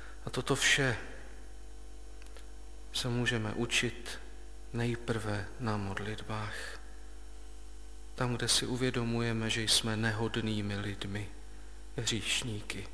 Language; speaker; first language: Czech; native; Czech